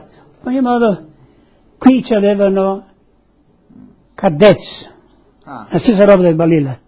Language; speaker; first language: Italian; non-native, local second language; Friulian